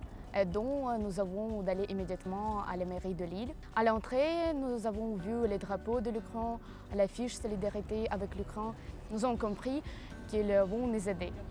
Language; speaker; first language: French; non-native, learner; Ukrainian